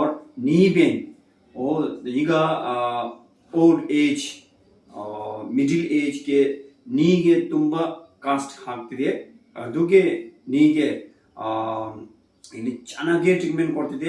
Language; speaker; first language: Kannada; non-native, learner; Tibetan